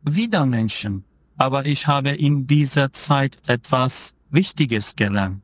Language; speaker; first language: German; non-native, fluent; Turkish